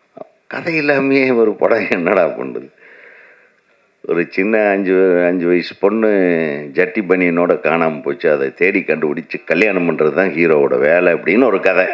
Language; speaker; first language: Tamil; native; Tamil